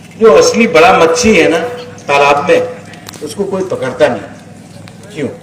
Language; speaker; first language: Hindi; non-native, local second language; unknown